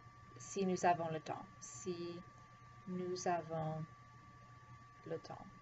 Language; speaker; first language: French; non-native, fluent; English